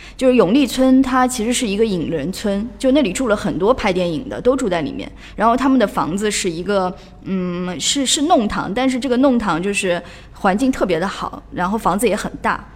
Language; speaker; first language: Chinese; native; Chinese